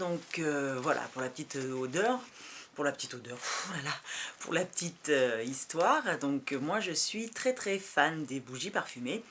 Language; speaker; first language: French; native; French